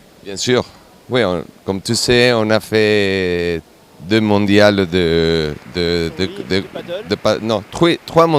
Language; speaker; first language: French; non-native, learner; Spanish